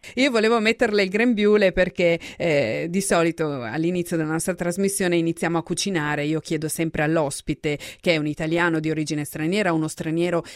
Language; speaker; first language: Italian; native; Italian